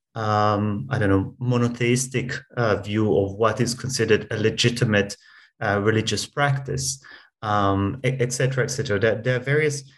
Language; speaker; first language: English; non-native, fluent; Hebrew